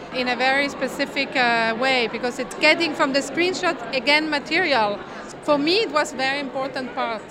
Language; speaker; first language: English; non-native, fluent; Italian